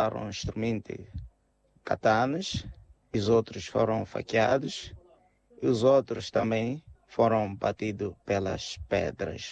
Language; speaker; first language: Portuguese; non-native, local second language; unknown